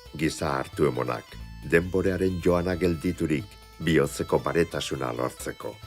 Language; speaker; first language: Basque; native; Basque